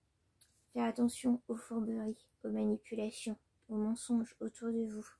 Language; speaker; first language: French; native; French